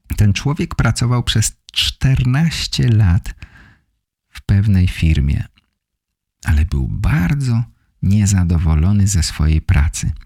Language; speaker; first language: Polish; native; Polish